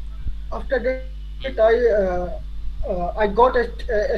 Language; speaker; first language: English; non-native, learner; Hindi